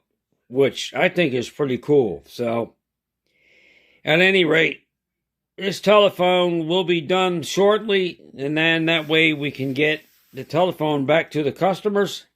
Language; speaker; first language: English; native; English